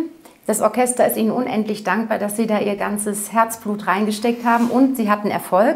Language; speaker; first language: German; native; German